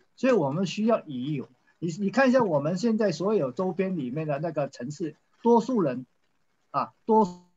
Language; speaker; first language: Chinese; native; Chinese